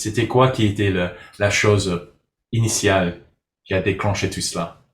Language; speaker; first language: French; non-native, learner; English